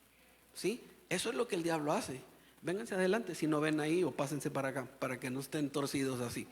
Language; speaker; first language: Spanish; native; Spanish